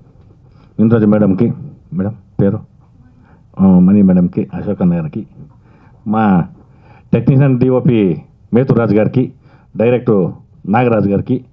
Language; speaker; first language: Telugu; native; Telugu